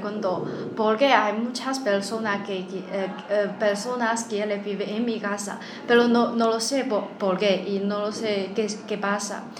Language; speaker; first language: Spanish; non-native, learner; Chinese